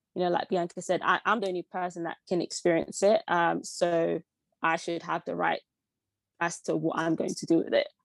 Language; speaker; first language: English; early bilingual, other home language; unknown